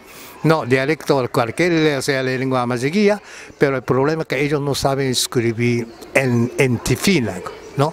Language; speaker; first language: Spanish; non-native, fluent; Japanese